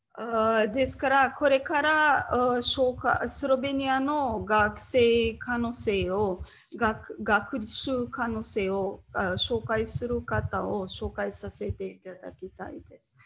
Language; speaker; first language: Japanese; non-native, learner; Slovenian